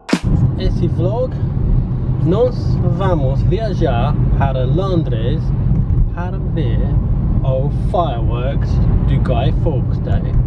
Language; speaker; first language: Portuguese; non-native, learner; English